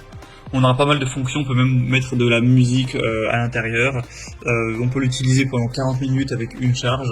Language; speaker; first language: French; native; French